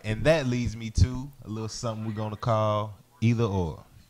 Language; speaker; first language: English; native; English